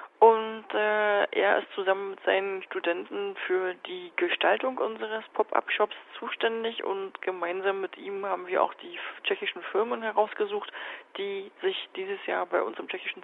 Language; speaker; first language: German; native; German